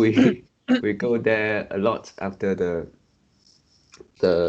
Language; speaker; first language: English; non-native, local second language; Chinese